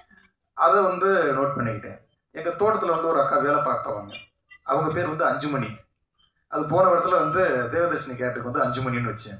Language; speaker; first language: Tamil; native; Tamil